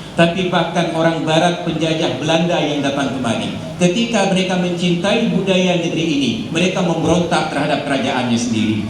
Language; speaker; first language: Malay; non-native, local second language; Achinese